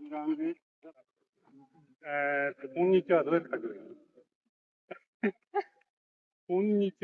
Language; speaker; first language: Japanese; non-native, learner; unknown